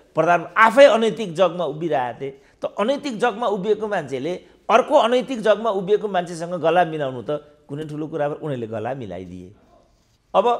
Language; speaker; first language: Nepali; native; Nepali